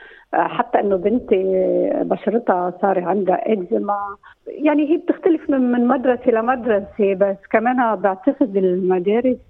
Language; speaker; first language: Arabic; native; Arabic